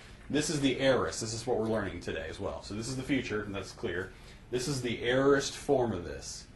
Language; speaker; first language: English; native; English